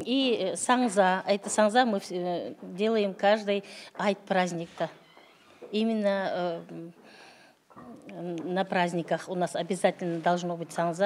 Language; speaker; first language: Russian; non-native, local second language; Uyghur